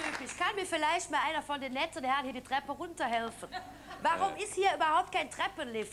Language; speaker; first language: German; native; German